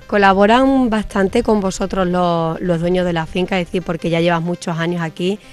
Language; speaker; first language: Spanish; native; Spanish